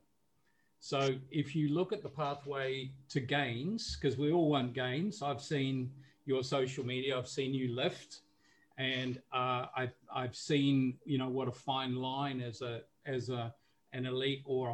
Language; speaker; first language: English; native; English